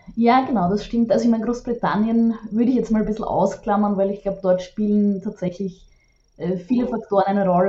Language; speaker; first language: German; native; German